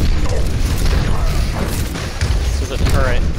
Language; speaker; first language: English; native; English